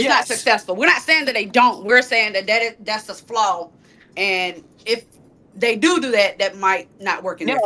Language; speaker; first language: English; native; English